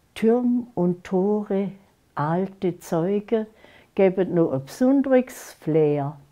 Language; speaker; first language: German; non-native, local second language; Swiss German